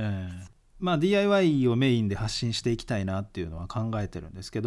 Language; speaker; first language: Japanese; native; Japanese